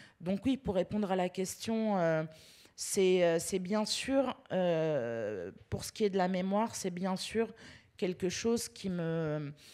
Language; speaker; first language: French; early bilingual, other home language; Arabic